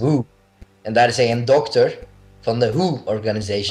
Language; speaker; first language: Dutch; native; Dutch